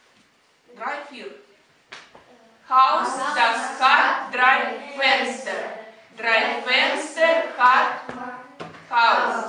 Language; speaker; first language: German; non-native, fluent; Russian